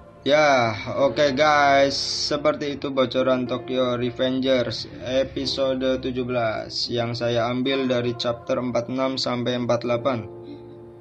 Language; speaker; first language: Indonesian; native; Indonesian